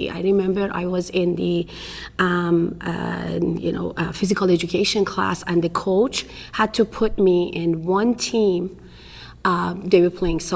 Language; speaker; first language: English; non-native, fluent; Persian